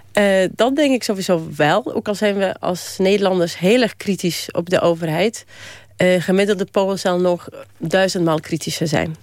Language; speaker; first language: Dutch; early bilingual, other home language; Polish